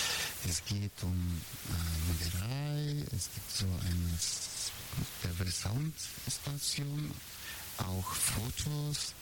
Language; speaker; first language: German; non-native, learner; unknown